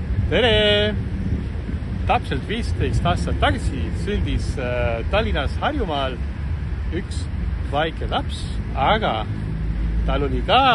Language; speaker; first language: Estonian; non-native, fluent; Spanish